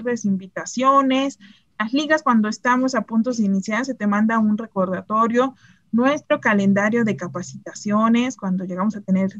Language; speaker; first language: Spanish; native; Spanish